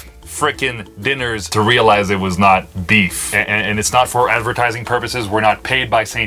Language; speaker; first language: English; non-native, local second language; French